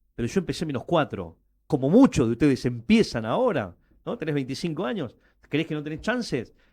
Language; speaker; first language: Spanish; early bilingual, other home language; Chinese